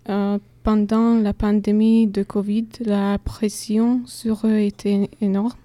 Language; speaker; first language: French; non-native, fluent; Slovak